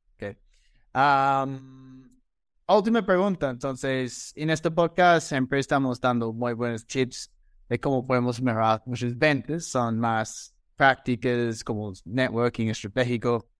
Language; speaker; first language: Spanish; non-native, fluent; English